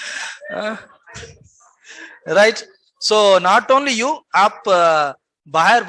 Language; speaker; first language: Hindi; non-native, local second language; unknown